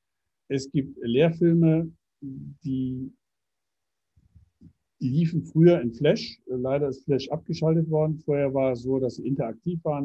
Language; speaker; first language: German; native; German